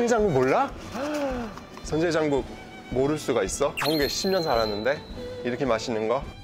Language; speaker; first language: Korean; non-native, fluent; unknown